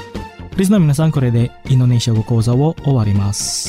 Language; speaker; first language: Japanese; non-native, fluent; Indonesian